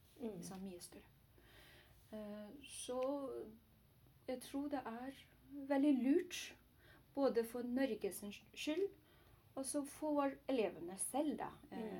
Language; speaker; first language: Norwegian; non-native, learner; Chinese